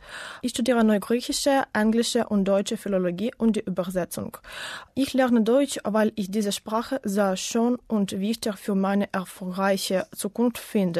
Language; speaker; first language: German; non-native, learner; Ukrainian